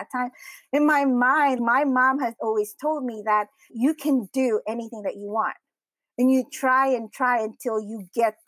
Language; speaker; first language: English; non-native, local second language; Filipino